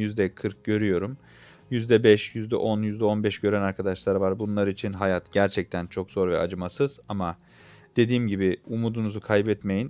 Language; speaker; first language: Turkish; native; Turkish